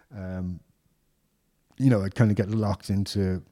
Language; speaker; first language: English; native; English